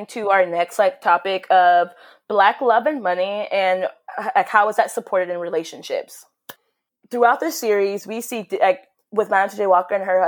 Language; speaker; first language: English; native; English